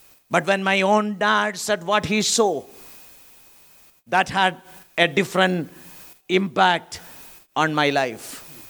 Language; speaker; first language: English; non-native, local second language; Malayalam